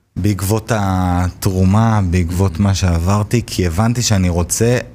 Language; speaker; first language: Hebrew; native; Hebrew